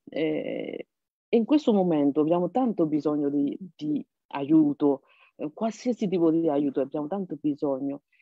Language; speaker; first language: Italian; non-native, fluent; Burmese